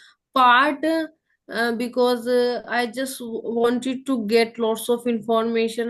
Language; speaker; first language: English; non-native, local second language; Hindi